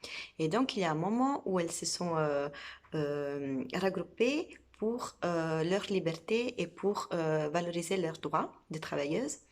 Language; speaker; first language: French; non-native, fluent; Italian